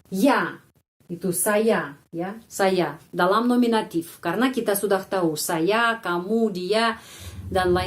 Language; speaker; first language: Indonesian; non-native, fluent; Russian